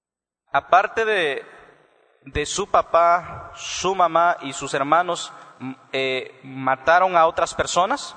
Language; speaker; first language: Spanish; native; Spanish